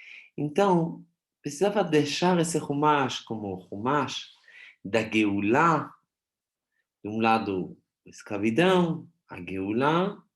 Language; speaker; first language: Portuguese; non-native, fluent; Hebrew